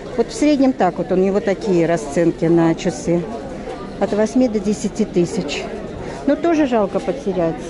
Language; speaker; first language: Russian; native; Russian